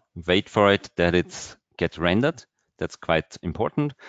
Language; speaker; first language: English; non-native, fluent; German